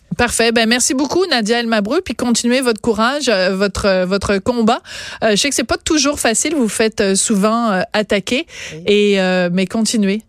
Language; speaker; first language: French; native; French